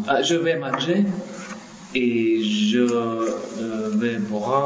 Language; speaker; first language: French; non-native, learner; Russian